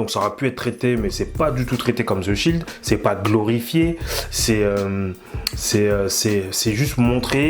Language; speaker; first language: French; native; French